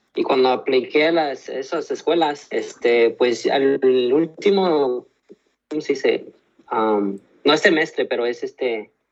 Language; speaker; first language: Spanish; early bilingual, heritage; Spanish